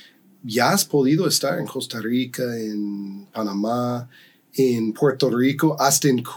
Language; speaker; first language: Spanish; non-native, fluent; English